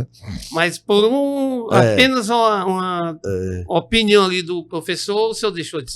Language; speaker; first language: Portuguese; native; Portuguese